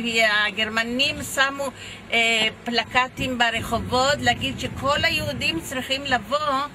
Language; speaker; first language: Hebrew; non-native, fluent; Ladino